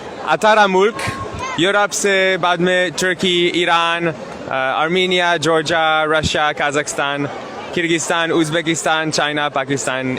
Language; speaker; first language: Hindi; non-native, learner; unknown